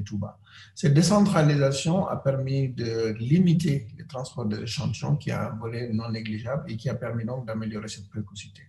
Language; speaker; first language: French; non-native, local second language; Wolof